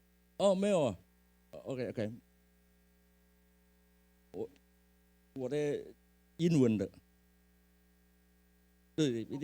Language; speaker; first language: Chinese; early bilingual, heritage; Hakka Chinese